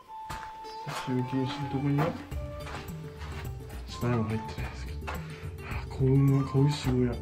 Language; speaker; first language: Japanese; native; Japanese